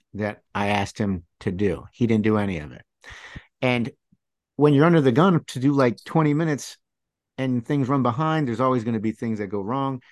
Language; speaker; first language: English; native; English